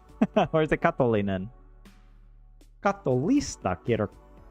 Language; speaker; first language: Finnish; non-native, learner; English